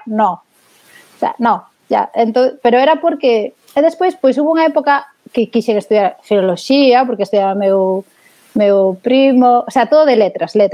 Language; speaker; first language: Galician; native; Galician